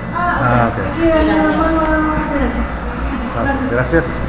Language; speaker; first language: Spanish; non-native, learner; English